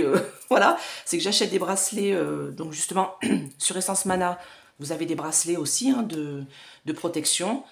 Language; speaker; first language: French; native; French